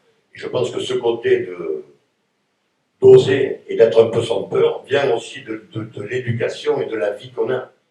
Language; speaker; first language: French; native; French